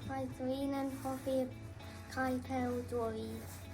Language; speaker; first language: Welsh; non-native, local second language; English